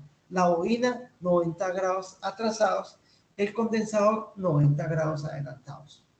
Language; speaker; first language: Spanish; native; Spanish